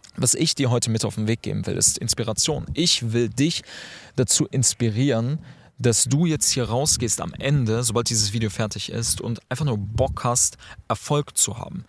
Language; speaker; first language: German; early bilingual, other home language; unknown